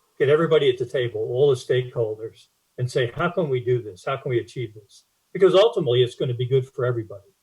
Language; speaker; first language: English; native; English